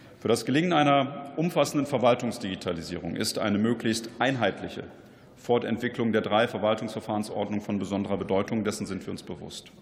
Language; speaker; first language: German; native; German